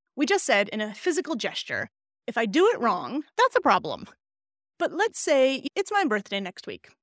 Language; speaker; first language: English; native; English